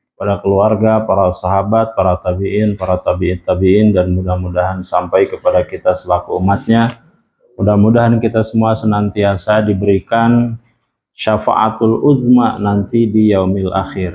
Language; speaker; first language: Indonesian; non-native, local second language; Sundanese